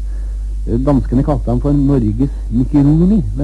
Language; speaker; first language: Norwegian; native; Norwegian